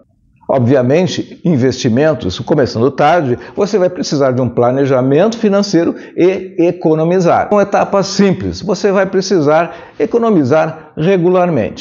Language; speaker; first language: Portuguese; native; Portuguese